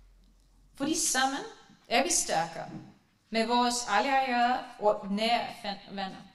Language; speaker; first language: Danish; non-native, fluent; Icelandic